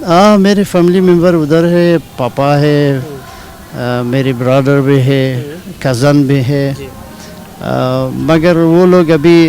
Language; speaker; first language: Hindi; non-native, learner; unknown